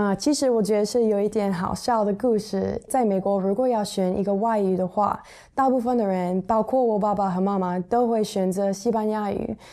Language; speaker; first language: Chinese; non-native, fluent; English